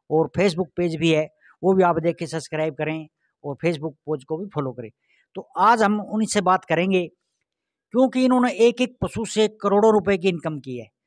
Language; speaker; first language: Hindi; native; Hindi